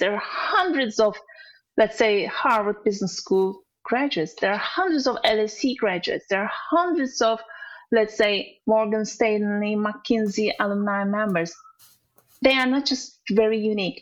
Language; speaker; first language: English; non-native, fluent; Turkish